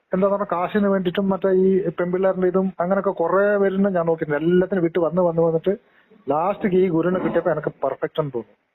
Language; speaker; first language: Malayalam; non-native, local second language; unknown